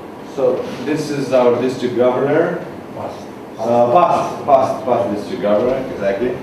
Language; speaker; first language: English; non-native, learner; Romanian